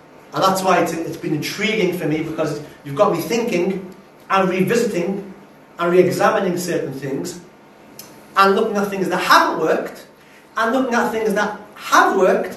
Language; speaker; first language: English; native; English